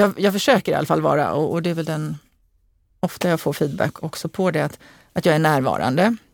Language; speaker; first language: Swedish; early bilingual, other home language; Hungarian